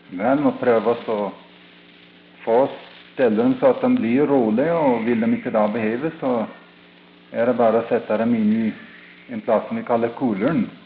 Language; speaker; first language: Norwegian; early bilingual, heritage; Norwegian